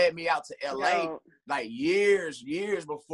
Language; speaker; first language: English; native; English